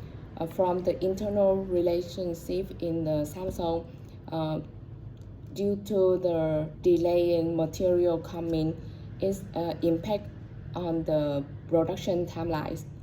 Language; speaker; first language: English; non-native, learner; Vietnamese